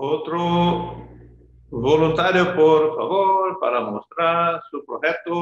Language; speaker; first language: Portuguese; non-native, learner; Spanish